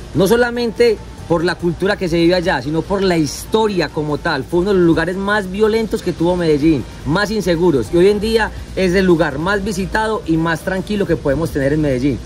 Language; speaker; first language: Spanish; native; Spanish